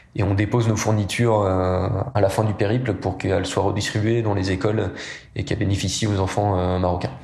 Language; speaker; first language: French; native; French